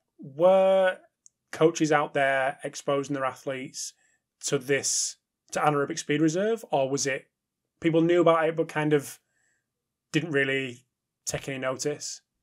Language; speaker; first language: English; native; English